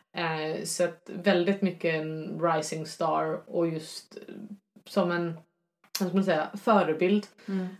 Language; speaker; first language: Swedish; native; Swedish